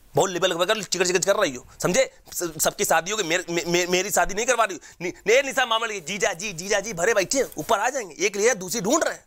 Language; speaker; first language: Hindi; native; Hindi